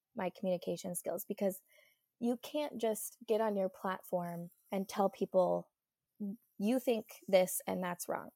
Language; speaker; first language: English; native; English